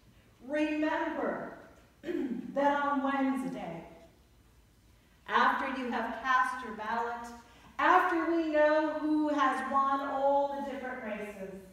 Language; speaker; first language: English; native; English